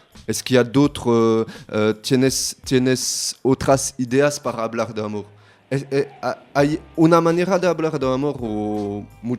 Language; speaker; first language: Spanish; non-native, learner; French